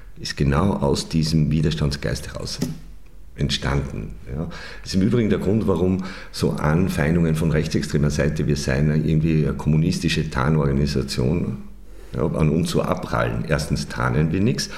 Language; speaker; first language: German; native; German